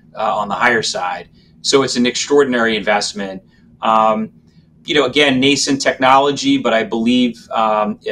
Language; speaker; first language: English; native; English